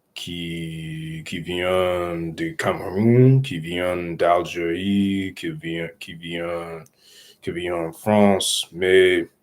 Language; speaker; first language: French; non-native, learner; English